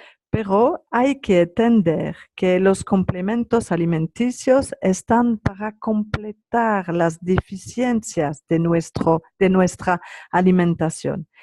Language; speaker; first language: Spanish; non-native, learner; French